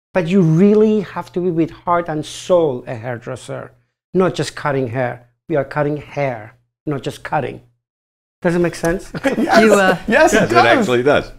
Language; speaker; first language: English; non-native, fluent; German